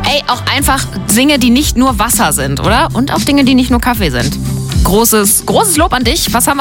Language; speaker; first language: German; native; German